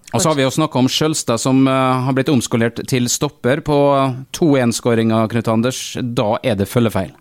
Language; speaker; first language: Norwegian; native; Norwegian